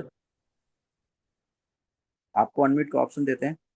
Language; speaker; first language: Hindi; native; Hindi